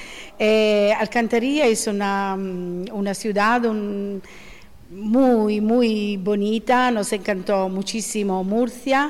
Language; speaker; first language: Spanish; non-native, fluent; Italian